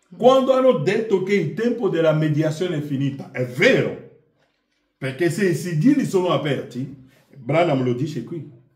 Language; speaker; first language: Italian; non-native, fluent; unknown